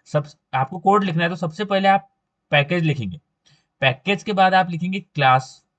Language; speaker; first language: Hindi; non-native, local second language; Marathi